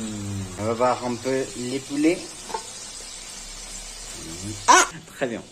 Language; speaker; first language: French; non-native, learner; Spanish